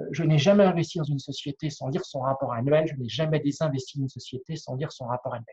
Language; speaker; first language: French; native; French